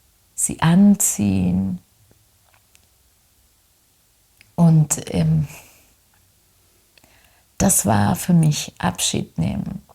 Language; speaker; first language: German; non-native, fluent; Spanish